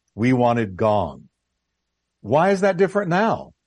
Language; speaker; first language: English; native; English